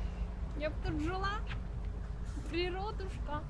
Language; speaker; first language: Polish; non-native, learner; Russian